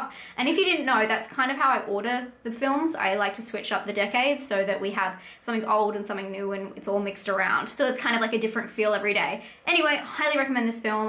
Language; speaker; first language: English; native; English